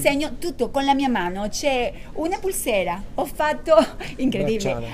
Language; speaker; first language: Italian; non-native, learner; Spanish